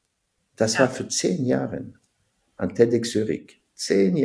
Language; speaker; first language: German; non-native, fluent; French